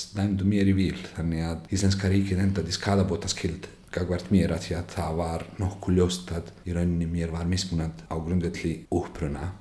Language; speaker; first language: Icelandic; non-native, fluent; Bosnian